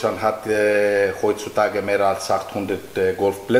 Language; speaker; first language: German; non-native, fluent; Greek